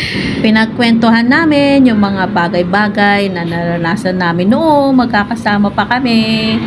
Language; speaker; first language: Filipino; non-native, local second language; Waray